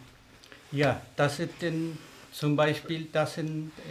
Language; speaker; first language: German; non-native, learner; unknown